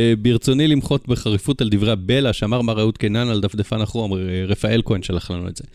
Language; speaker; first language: Hebrew; native; Hebrew